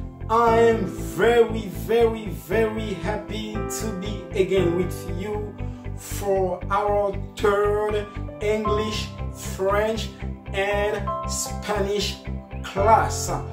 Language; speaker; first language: English; non-native, fluent; Haitian Creole